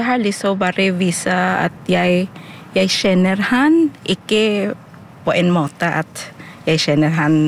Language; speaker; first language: Norwegian; non-native, fluent; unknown